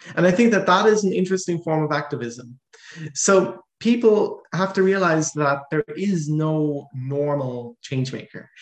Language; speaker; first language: English; native; English